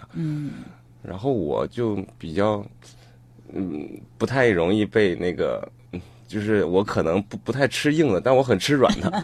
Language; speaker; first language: Chinese; native; Chinese